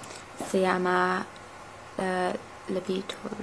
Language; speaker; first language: Spanish; non-native, learner; English